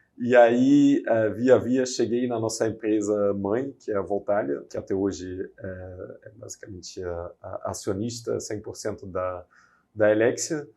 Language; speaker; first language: Portuguese; non-native, fluent; Dutch